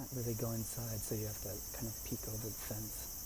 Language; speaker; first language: English; native; English